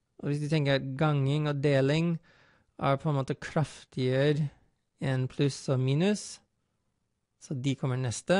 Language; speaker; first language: Norwegian; non-native, fluent; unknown